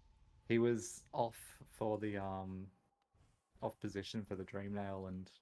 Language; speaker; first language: English; native; English